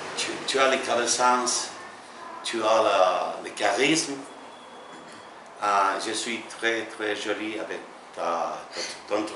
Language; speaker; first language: French; non-native, learner; Spanish